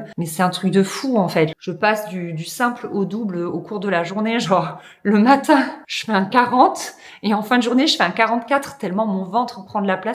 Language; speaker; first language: French; native; French